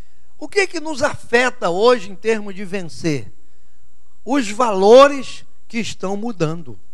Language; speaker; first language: Portuguese; native; Portuguese